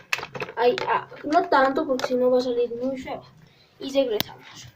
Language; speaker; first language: Spanish; native; Spanish